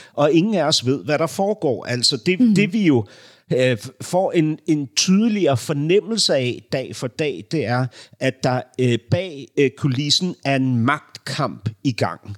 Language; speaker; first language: Danish; early bilingual, other home language; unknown